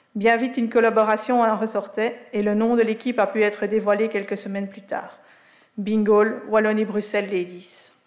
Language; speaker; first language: French; native; French